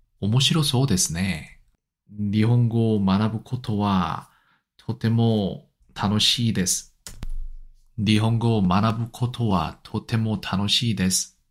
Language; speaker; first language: Japanese; non-native, learner; Korean